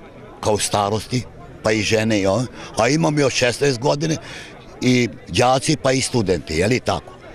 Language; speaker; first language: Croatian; early bilingual, heritage; Serbian